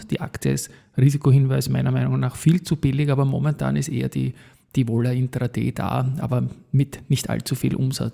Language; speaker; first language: German; native; German